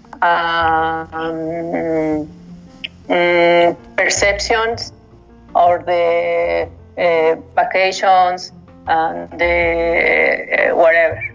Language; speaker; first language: English; non-native, learner; Spanish